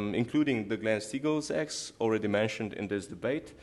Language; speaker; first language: English; non-native, fluent; Slovenian